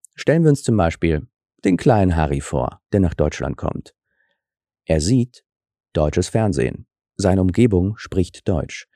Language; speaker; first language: German; early bilingual, other home language; Russian